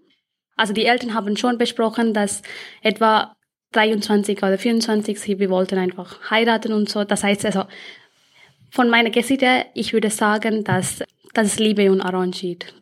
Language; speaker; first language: German; early bilingual, other home language; Tamil